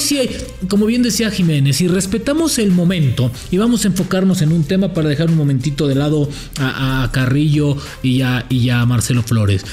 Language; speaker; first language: Spanish; native; Spanish